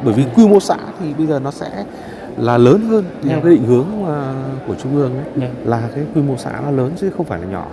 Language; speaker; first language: Vietnamese; native; Vietnamese